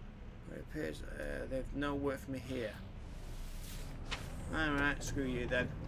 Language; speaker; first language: English; native; English